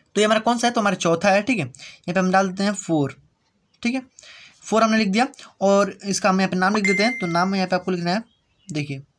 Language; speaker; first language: Hindi; native; Hindi